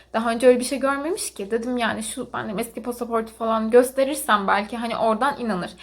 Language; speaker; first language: Turkish; native; Turkish